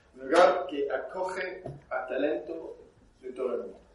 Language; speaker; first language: Spanish; non-native, fluent; English